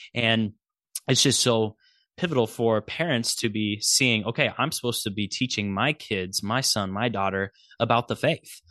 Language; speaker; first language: English; native; English